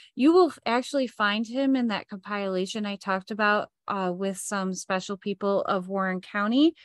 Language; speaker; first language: English; native; English